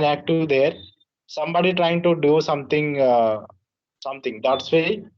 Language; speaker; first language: English; non-native, learner; Telugu